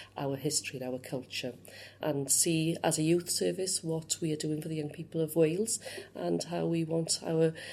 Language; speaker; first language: English; native; English